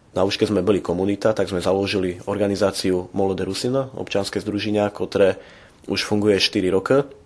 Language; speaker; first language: Slovak; non-native, local second language; Rusyn